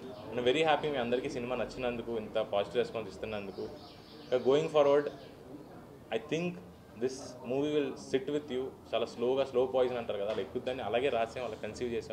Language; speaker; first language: Telugu; native; Telugu